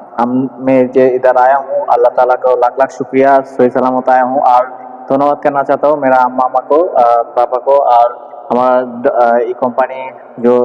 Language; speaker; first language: Hindi; non-native, learner; Bangla